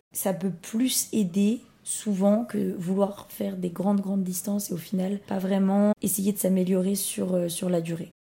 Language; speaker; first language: French; native; French